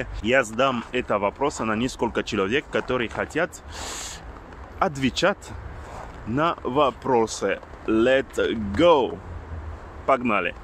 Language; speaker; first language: Russian; non-native, learner; French